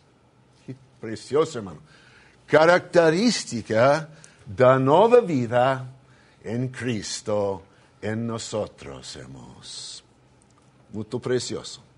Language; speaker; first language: Spanish; non-native, fluent; English